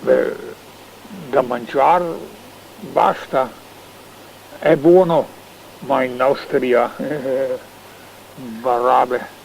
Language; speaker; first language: Italian; non-native, learner; Slovenian